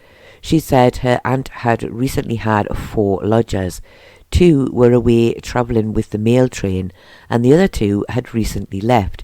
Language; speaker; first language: English; native; English